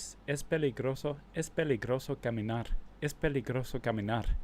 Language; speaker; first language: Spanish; non-native, learner; English